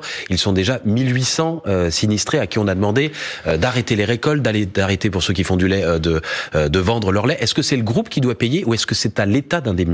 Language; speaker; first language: French; native; French